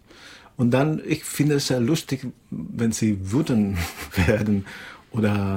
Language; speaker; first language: German; non-native, fluent; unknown